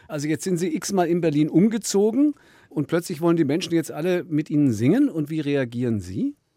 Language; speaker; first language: German; native; German